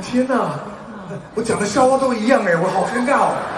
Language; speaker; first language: Chinese; native; Chinese